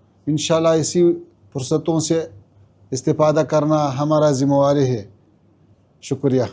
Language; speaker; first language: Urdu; non-native, fluent; Pashto